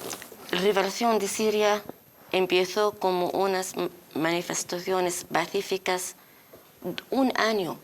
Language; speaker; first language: Spanish; non-native, learner; Arabic